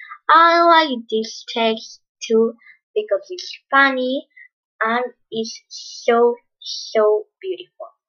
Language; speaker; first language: English; non-native, learner; Spanish